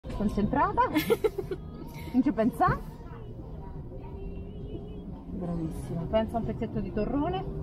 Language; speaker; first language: Italian; non-native, local second language; Indonesian